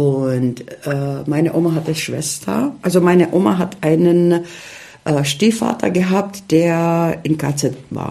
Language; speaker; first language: German; early bilingual, heritage; Czech